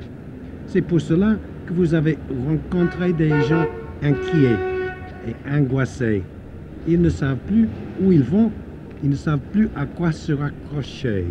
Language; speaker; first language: French; non-native, fluent; English